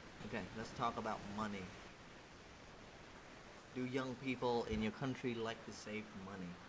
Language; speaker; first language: English; non-native, fluent; Vietnamese